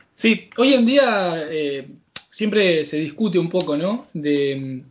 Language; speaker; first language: Spanish; native; Spanish